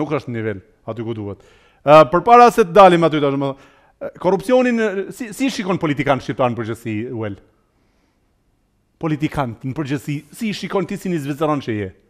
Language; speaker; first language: Albanian; native; Albanian